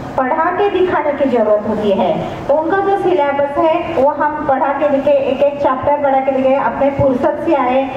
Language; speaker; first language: Hindi; non-native, local second language; Marathi